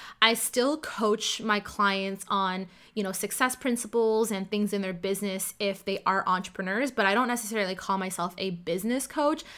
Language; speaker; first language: English; early bilingual, other home language; Cantonese